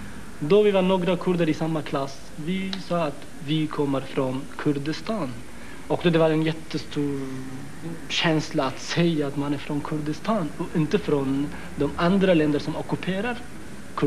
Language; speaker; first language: Swedish; non-native, fluent; Kurdish